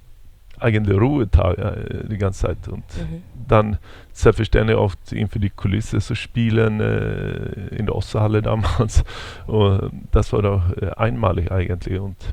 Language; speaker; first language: German; non-native, fluent; Swedish